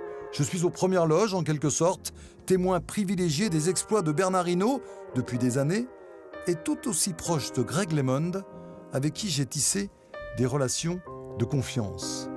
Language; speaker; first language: French; native; French